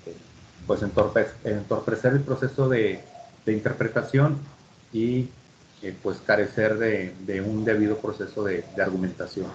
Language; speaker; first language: Spanish; native; Spanish